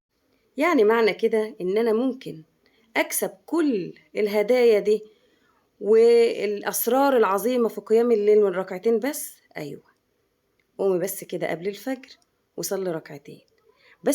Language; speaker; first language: Arabic; native; Arabic